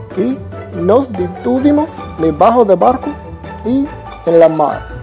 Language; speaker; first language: Spanish; non-native, learner; English